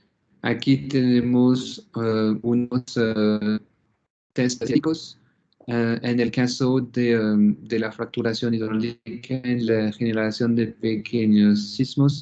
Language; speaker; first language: Spanish; non-native, fluent; French